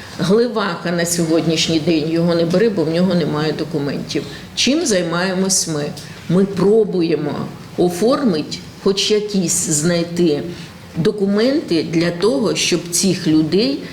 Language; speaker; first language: Ukrainian; native; Ukrainian